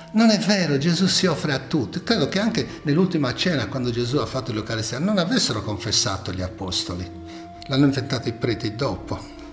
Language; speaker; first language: Italian; native; Italian